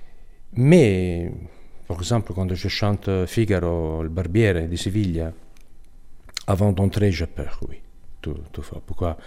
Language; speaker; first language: French; non-native, learner; Italian